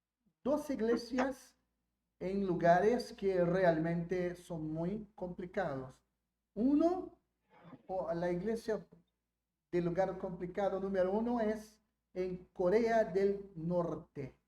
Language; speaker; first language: Spanish; non-native, fluent; Portuguese